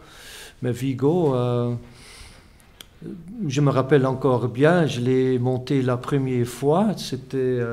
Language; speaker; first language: French; non-native, fluent; Dutch